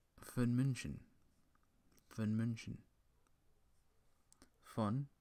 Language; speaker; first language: German; non-native, learner; English